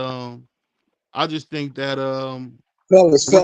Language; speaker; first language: English; native; English